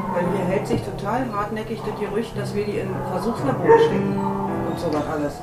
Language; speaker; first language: German; native; German